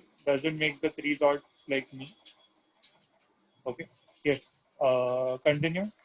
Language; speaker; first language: English; non-native, local second language; Hindi